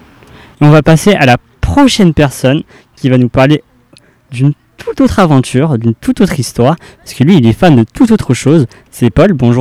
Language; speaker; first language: French; native; French